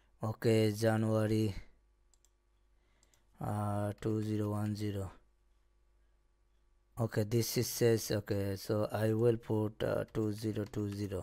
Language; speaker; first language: English; non-native, local second language; Bangla